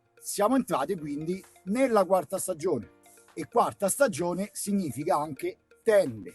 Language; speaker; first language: Italian; native; Italian